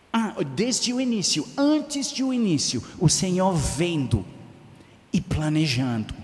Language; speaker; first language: Portuguese; non-native, fluent; English